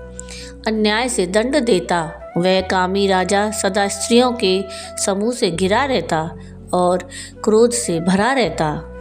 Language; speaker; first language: Hindi; native; Hindi